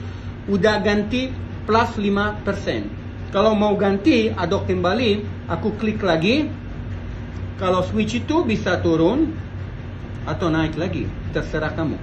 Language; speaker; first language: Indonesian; non-native, learner; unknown